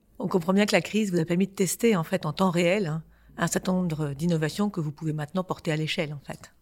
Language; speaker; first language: French; native; French